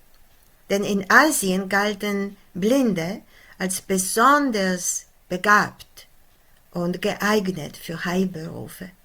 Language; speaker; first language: German; non-native, fluent; Polish